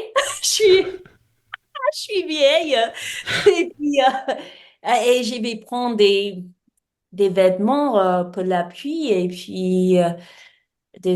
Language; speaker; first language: French; non-native, learner; English